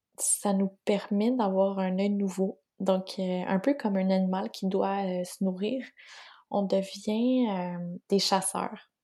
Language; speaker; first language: French; native; French